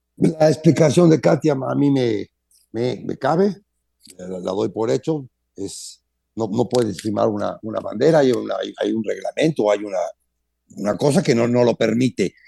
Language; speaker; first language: Spanish; native; Spanish